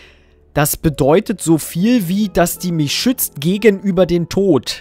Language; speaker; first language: German; native; German